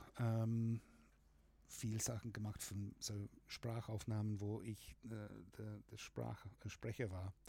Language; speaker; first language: German; non-native, fluent; English